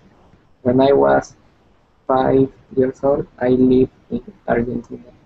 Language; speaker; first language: English; non-native, learner; Spanish